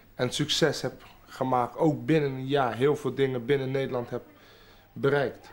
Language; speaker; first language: Dutch; native; Dutch